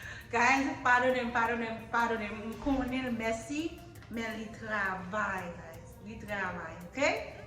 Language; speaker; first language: French; non-native, learner; Haitian Creole